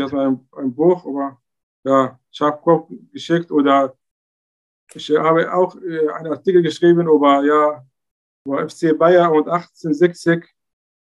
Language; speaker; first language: German; non-native, learner; Arabic